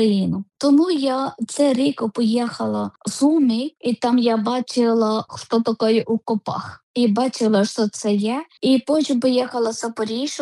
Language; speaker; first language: Ukrainian; non-native, learner; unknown